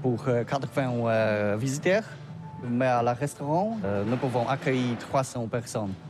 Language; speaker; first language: French; non-native, learner; Polish